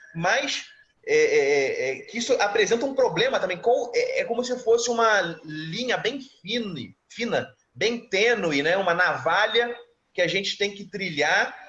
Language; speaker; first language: Portuguese; native; Portuguese